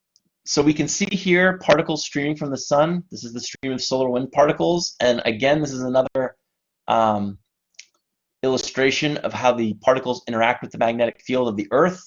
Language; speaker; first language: English; native; English